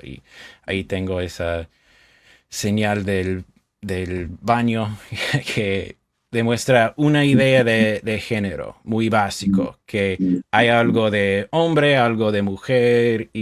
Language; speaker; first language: Spanish; non-native, fluent; English